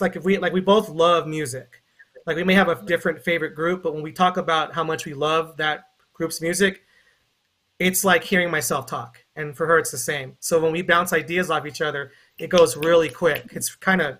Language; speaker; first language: English; native; English